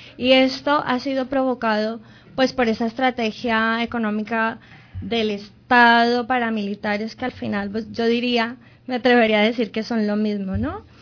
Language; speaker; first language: Spanish; native; Spanish